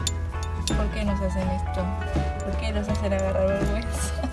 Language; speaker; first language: Spanish; native; Spanish